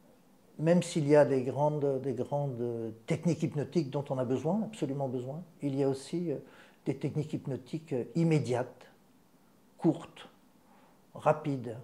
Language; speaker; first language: French; native; French